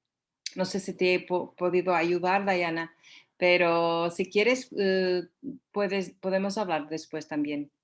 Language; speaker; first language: Spanish; non-native, fluent; Portuguese